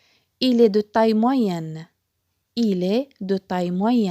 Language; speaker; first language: French; non-native, local second language; Arabic